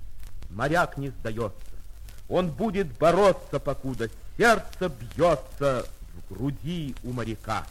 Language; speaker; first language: Russian; native; Russian